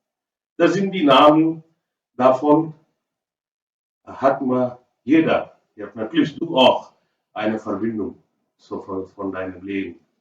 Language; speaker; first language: German; non-native, learner; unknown